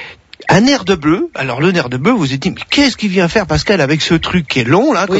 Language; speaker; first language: French; native; French